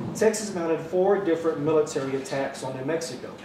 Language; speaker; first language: English; native; English